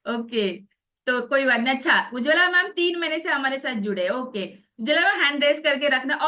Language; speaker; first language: Hindi; non-native, local second language; Marathi